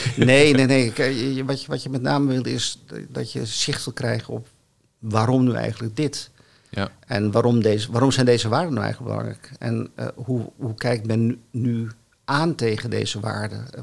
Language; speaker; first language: Dutch; native; Dutch